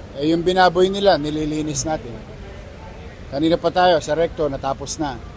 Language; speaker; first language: Filipino; native; Filipino